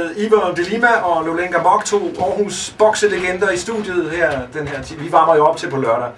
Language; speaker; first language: Danish; native; Danish